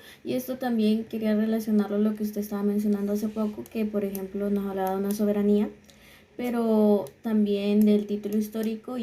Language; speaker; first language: Spanish; native; Spanish